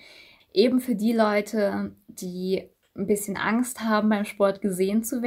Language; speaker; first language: German; native; German